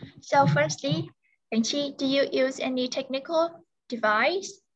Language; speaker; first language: English; non-native, fluent; Vietnamese